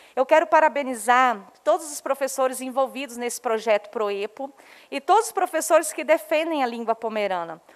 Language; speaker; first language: Portuguese; non-native, local second language; Low German